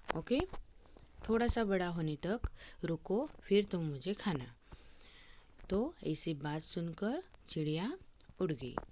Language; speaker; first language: Hindi; non-native, local second language; Marathi